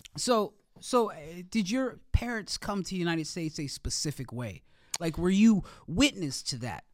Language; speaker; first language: English; native; English